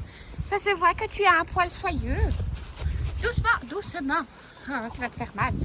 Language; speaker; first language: French; native; French